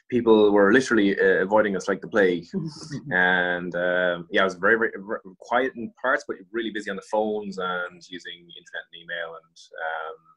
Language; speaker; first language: English; native; English